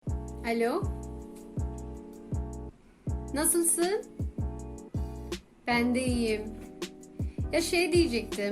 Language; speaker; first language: Turkish; non-native, fluent; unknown